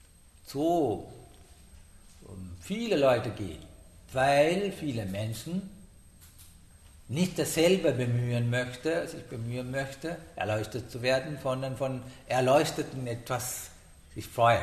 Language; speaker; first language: German; non-native, learner; Sinhala